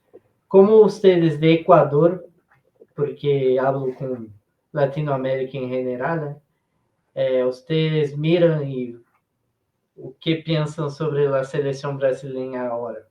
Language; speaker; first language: Spanish; non-native, learner; Portuguese